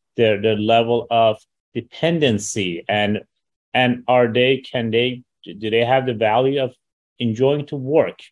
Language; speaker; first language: English; early bilingual, other home language; Persian